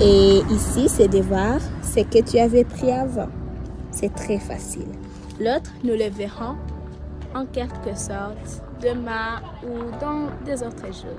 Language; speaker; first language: French; non-native, local second language; Kinyarwanda